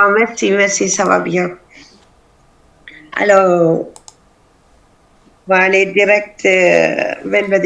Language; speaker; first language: French; non-native, fluent; Tamil